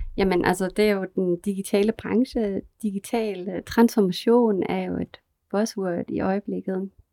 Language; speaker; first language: Danish; non-native, fluent; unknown